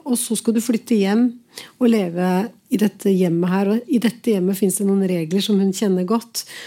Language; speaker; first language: Norwegian; early bilingual, other home language; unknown